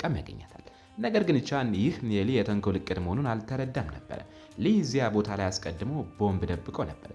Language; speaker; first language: Amharic; native; Amharic